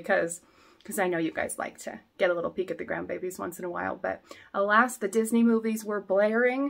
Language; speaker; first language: English; native; English